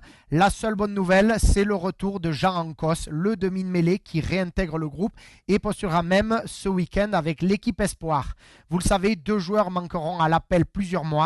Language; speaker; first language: French; native; French